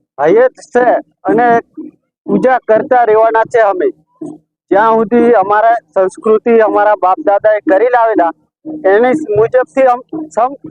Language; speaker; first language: Gujarati; non-native, local second language; Rathawi